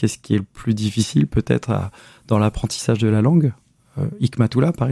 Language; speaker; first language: French; native; French